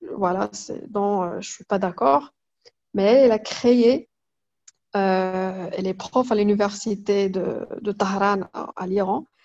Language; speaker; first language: French; non-native, local second language; Arabic